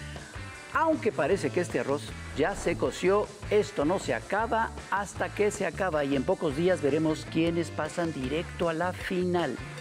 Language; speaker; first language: Spanish; native; Spanish